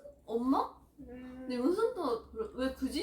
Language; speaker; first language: Korean; non-native, fluent; Japanese